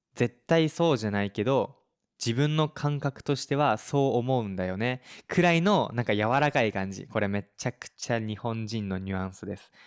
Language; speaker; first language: Japanese; native; Japanese